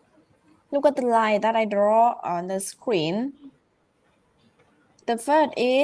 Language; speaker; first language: English; non-native, learner; Vietnamese